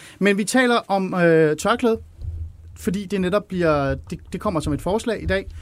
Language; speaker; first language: Danish; early bilingual, other home language; Persian